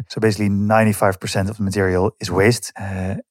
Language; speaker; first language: English; non-native, fluent; Dutch